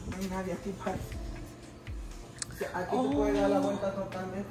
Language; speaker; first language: Spanish; native; Spanish